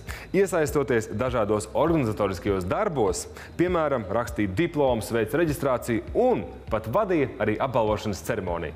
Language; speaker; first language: Latvian; native; Latvian